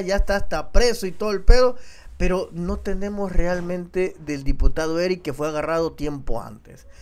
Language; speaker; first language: Spanish; native; Spanish